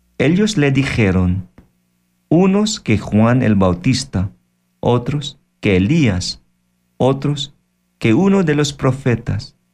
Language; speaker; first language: Spanish; non-native, fluent; Filipino